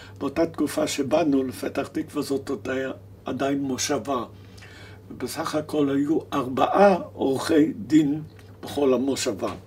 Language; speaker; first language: Hebrew; early bilingual, other home language; German